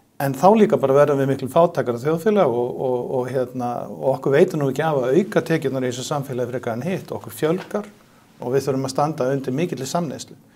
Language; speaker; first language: Icelandic; native; Icelandic